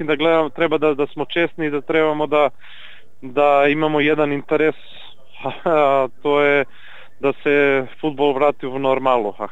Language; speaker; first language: Bulgarian; non-native, learner; Serbian